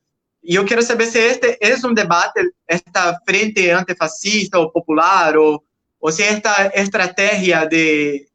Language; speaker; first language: Spanish; non-native, learner; Portuguese